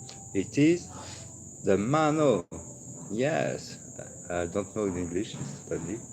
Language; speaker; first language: English; non-native, learner; French